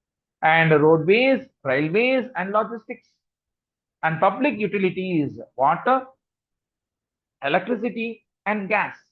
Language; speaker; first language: English; non-native, local second language; Tamil